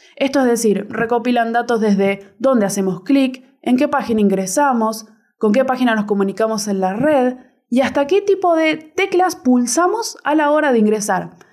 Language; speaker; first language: Spanish; native; Spanish